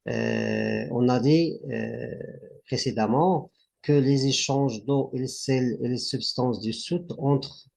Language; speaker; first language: French; non-native, local second language; Arabic